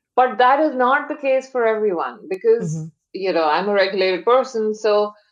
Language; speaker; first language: English; non-native, local second language; Hindi